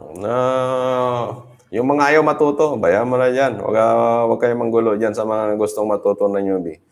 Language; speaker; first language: Filipino; native; Filipino